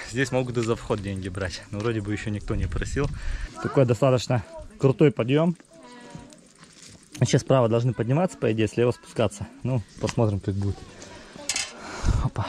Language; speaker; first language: Russian; native; Russian